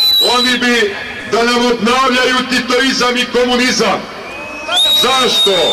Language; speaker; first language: Bosnian; native; Bosnian